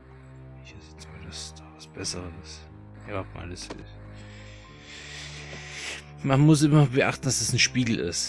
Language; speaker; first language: German; native; German